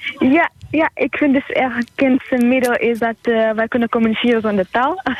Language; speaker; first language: Dutch; non-native, fluent; Tigrinya